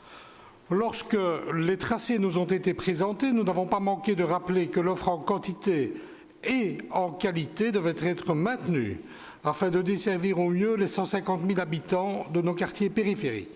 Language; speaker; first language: French; native; French